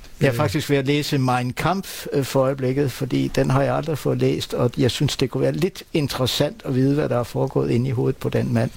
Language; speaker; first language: Danish; native; Danish